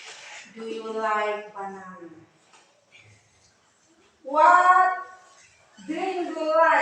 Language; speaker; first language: English; non-native, learner; Indonesian